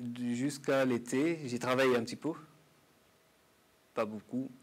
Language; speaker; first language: French; non-native, learner; Arabic